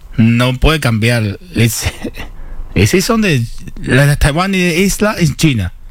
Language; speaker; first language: Spanish; non-native, learner; Chinese